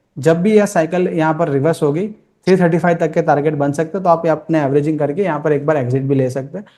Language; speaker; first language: Hindi; non-native, local second language; Gujarati